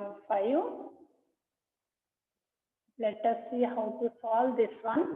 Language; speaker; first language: English; non-native, local second language; Kannada